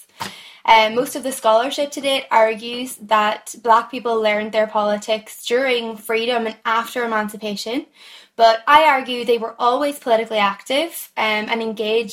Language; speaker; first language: English; native; English